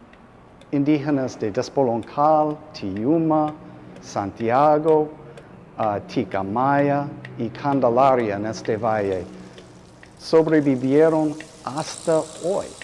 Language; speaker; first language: Spanish; non-native, fluent; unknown